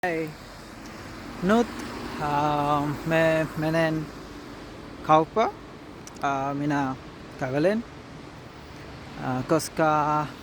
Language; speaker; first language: Finnish; non-native, learner; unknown